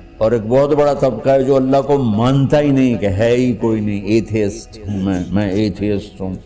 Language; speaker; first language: Urdu; non-native, local second language; Punjabi